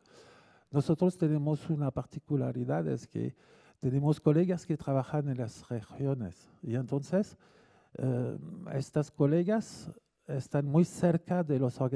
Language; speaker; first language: Spanish; non-native, fluent; French